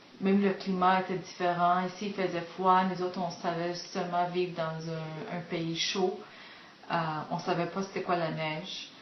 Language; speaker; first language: French; non-native, fluent; Greek